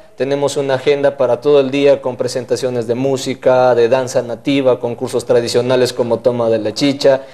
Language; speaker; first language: Spanish; non-native, local second language; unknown